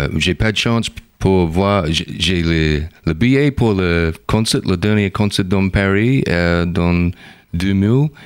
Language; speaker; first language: French; non-native, learner; English